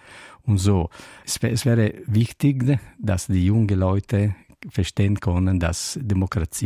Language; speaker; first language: German; non-native, learner; Italian